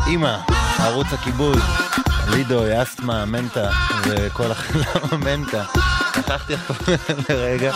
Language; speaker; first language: Hebrew; native; Hebrew